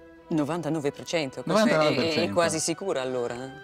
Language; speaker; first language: Italian; non-native, learner; English